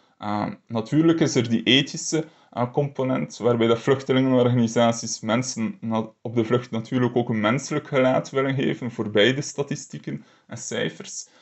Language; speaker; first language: Dutch; native; Dutch